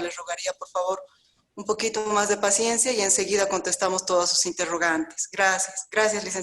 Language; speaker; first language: Spanish; native; Spanish